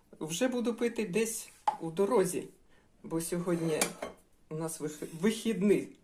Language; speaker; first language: Ukrainian; non-native, local second language; Russian